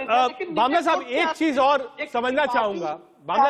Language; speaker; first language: Hindi; native; Hindi